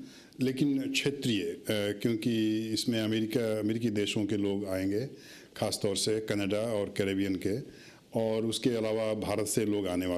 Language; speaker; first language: Hindi; native; Hindi